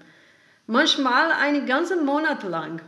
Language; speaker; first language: German; non-native, fluent; Portuguese